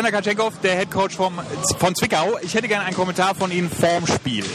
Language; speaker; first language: German; native; German